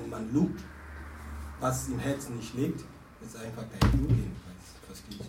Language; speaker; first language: German; non-native, learner; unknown